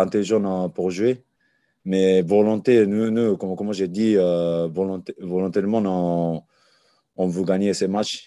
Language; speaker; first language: French; non-native, learner; Japanese